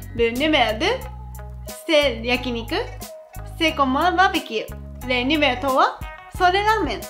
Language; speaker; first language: French; non-native, fluent; Japanese